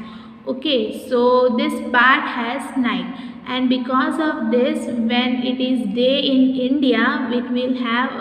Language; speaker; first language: English; non-native, local second language; Hindi